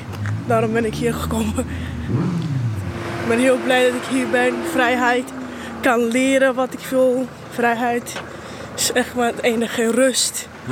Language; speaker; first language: Dutch; non-native, fluent; Somali